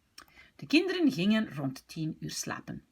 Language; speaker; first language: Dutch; non-native, fluent; French